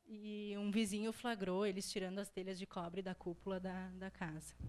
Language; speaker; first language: Portuguese; native; Portuguese